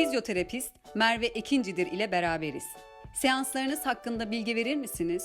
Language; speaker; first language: Turkish; native; Turkish